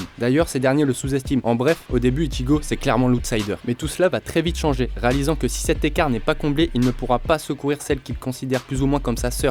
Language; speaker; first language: French; native; French